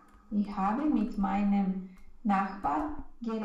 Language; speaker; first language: German; non-native, learner; Romanian